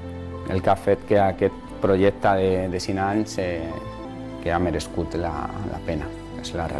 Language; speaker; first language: Catalan; non-native, learner; Spanish